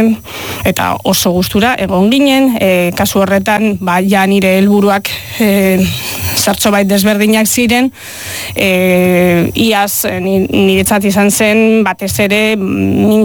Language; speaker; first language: Basque; non-native, local second language; Spanish